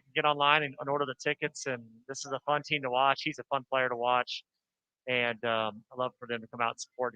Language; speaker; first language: English; native; English